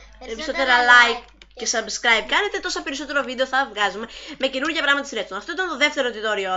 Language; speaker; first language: Greek; native; Greek